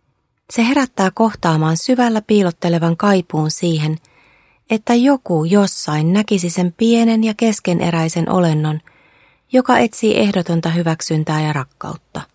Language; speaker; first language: Finnish; native; Finnish